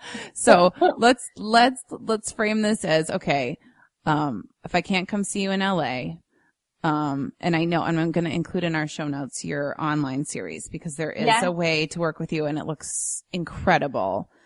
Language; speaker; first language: English; native; English